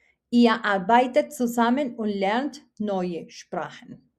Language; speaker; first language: German; non-native, fluent; Spanish